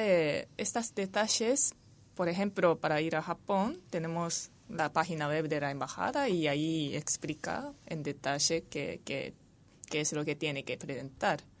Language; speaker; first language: Spanish; non-native, fluent; Japanese